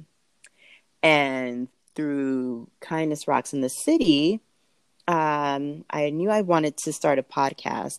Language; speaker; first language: English; native; English